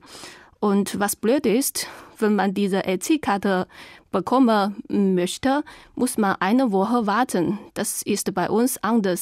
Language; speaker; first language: German; non-native, fluent; Chinese